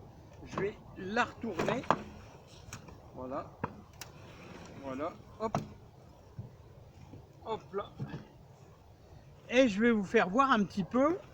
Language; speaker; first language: French; native; French